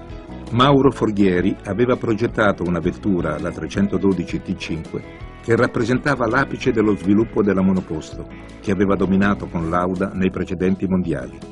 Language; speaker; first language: Italian; native; Italian